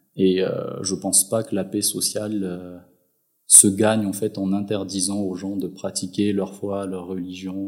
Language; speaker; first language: French; non-native, local second language; Malagasy